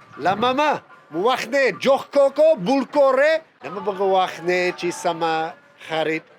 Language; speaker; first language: Wolof; non-native, fluent; English